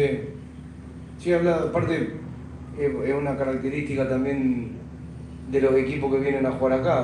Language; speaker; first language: Spanish; native; Spanish